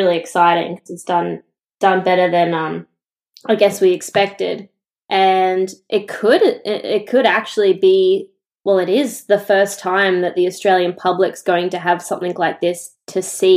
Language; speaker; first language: English; native; English